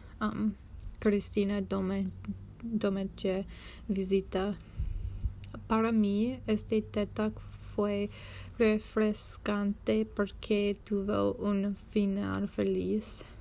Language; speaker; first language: Spanish; non-native, learner; English